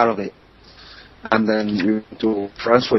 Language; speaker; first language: English; non-native, local second language; French